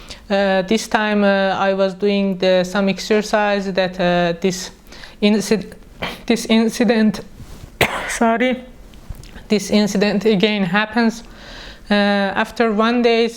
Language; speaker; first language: English; non-native, learner; Persian